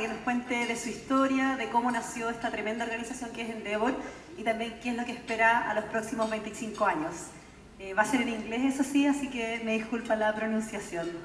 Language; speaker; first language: Spanish; native; Spanish